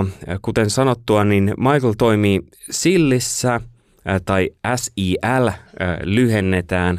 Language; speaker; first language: Finnish; native; Finnish